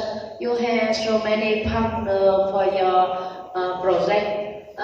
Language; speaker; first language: English; non-native, learner; Vietnamese